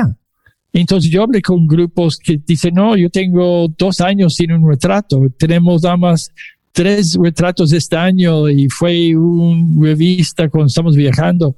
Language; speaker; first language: Spanish; non-native, fluent; English